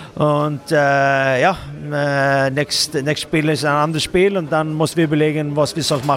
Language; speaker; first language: German; non-native, learner; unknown